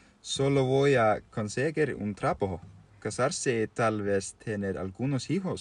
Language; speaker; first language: Spanish; non-native, learner; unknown